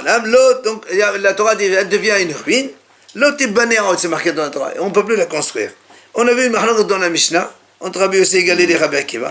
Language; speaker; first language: French; native; French